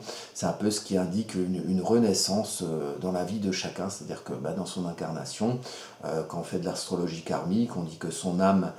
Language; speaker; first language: French; native; French